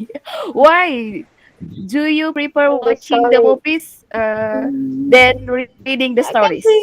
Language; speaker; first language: English; non-native, learner; Indonesian